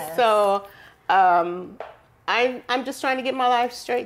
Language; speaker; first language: English; native; English